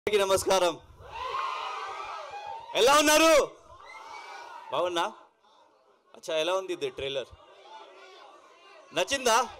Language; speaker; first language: Telugu; non-native, local second language; Urdu